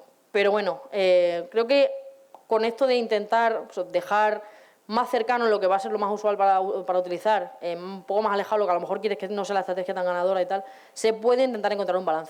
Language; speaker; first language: Spanish; native; Spanish